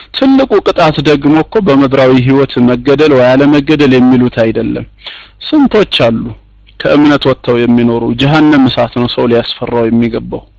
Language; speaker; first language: Amharic; native; Amharic